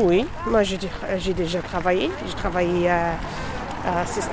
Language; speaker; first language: French; non-native, learner; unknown